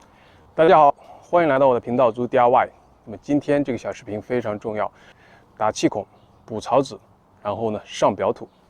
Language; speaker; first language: Chinese; native; Chinese